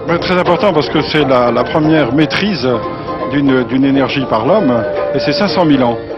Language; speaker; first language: French; native; French